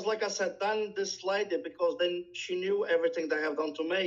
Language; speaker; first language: English; non-native, learner; Portuguese